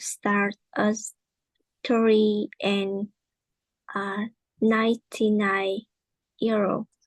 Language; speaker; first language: English; non-native, learner; Vietnamese